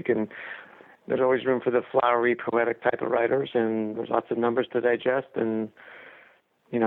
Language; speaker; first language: English; native; English